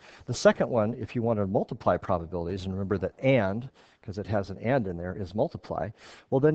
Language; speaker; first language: English; native; English